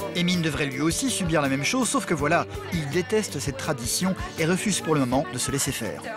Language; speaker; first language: French; native; French